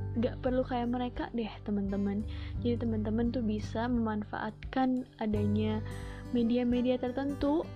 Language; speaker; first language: Indonesian; native; Indonesian